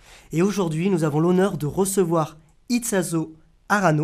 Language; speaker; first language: French; native; French